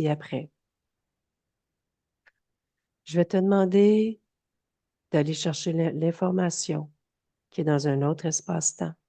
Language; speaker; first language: French; native; French